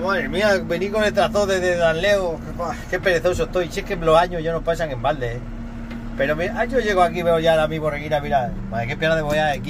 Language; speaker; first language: Spanish; native; Spanish